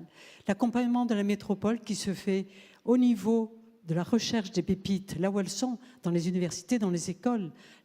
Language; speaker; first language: French; native; French